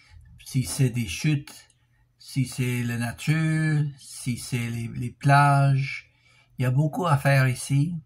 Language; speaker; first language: French; non-native, local second language; English